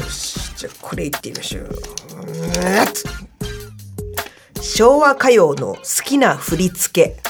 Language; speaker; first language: Japanese; native; Japanese